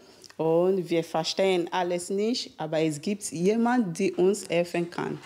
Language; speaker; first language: German; non-native, learner; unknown